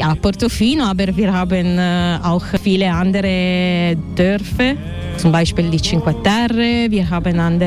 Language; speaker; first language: German; non-native, learner; Italian